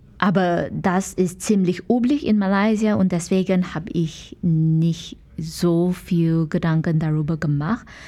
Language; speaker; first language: German; non-native, fluent; Chinese